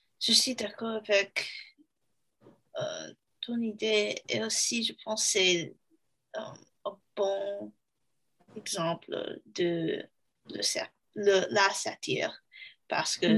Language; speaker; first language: French; non-native, learner; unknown